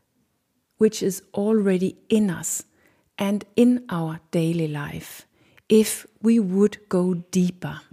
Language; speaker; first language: English; non-native, fluent; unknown